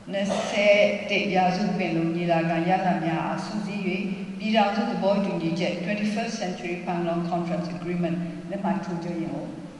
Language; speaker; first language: Burmese; native; Burmese